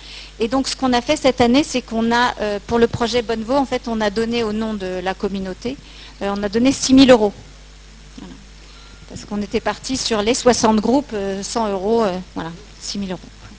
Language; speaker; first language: French; native; French